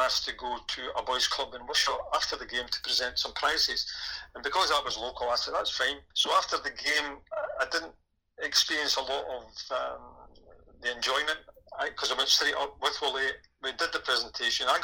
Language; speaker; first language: English; native; English